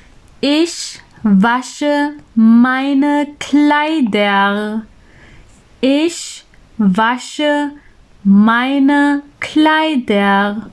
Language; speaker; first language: German; non-native, fluent; Urdu